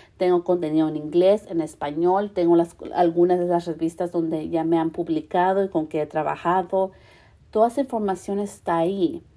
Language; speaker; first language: Spanish; early bilingual, heritage; Spanish